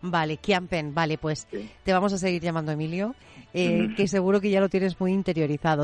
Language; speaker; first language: Spanish; native; Spanish